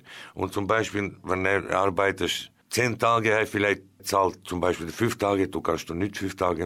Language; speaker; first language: German; non-native, learner; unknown